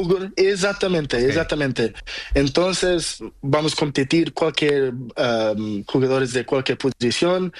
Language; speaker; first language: Spanish; non-native, learner; Portuguese